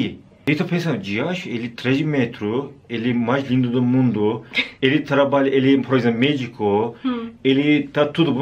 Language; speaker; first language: Portuguese; non-native, learner; Turkish